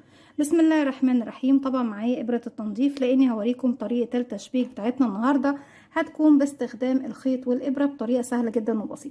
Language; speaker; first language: Arabic; native; Arabic